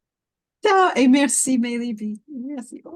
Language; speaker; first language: French; non-native, fluent; English